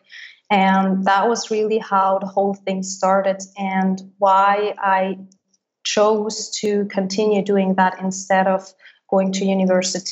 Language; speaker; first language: English; non-native, fluent; Swiss German